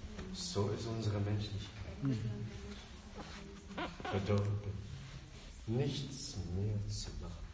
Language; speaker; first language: German; non-native, fluent; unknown